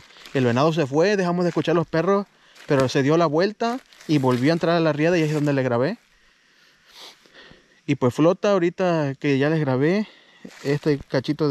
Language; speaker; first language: Spanish; native; Spanish